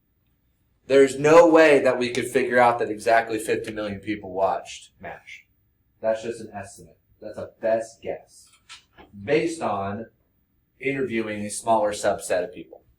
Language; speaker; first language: English; native; English